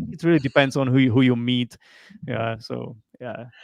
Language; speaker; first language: English; non-native, fluent; Czech